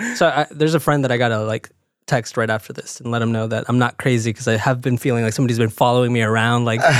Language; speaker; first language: English; early bilingual, other home language; Spanish